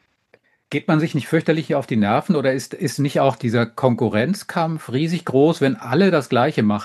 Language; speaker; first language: German; native; German